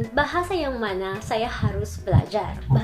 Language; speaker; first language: Indonesian; non-native, fluent; Filipino